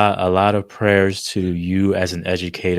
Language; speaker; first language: English; native; English